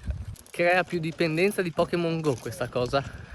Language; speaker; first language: Italian; native; Italian